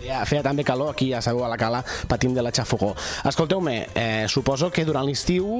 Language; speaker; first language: Catalan; native; Catalan